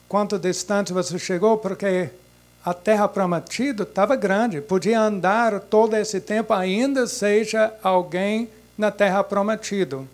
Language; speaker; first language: Portuguese; non-native, fluent; English